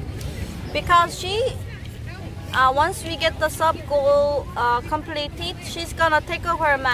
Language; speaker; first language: English; non-native, learner; Korean